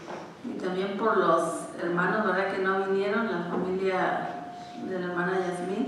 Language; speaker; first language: Spanish; native; Spanish